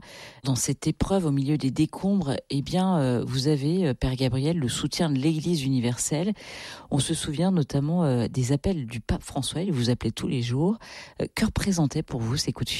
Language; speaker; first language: French; native; French